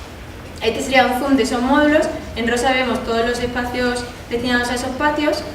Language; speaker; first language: Spanish; native; Spanish